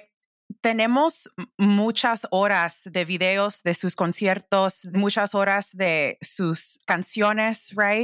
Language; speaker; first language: Spanish; early bilingual, heritage; English